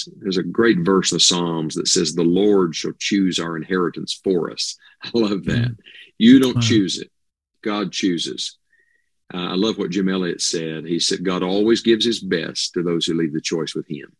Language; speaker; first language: English; native; English